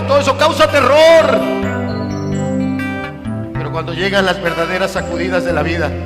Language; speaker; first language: Spanish; native; Spanish